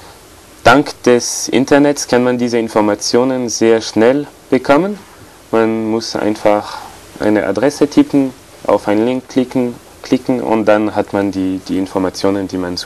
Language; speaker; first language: German; non-native, fluent; French